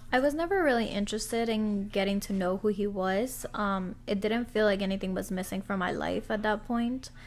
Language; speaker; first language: English; early bilingual, other home language; Spanish